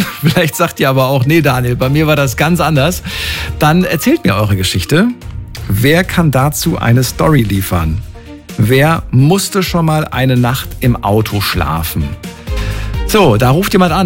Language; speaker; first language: German; native; German